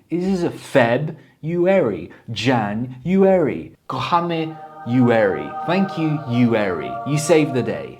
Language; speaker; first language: English; early bilingual, other home language; Polish